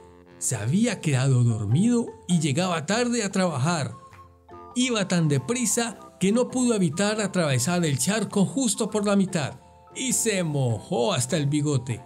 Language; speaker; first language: Spanish; native; Spanish